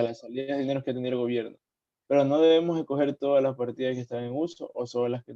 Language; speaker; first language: Spanish; native; Spanish